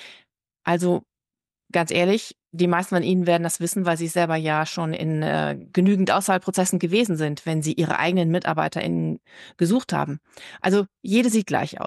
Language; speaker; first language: German; native; German